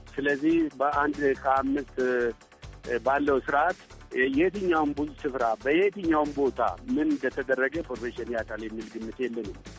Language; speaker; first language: Amharic; non-native, local second language; Oromo